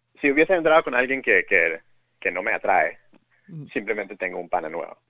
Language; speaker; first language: Spanish; early bilingual, heritage; Spanish